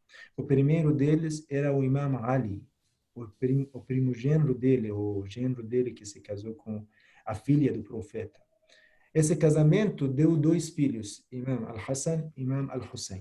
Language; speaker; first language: Portuguese; non-native, fluent; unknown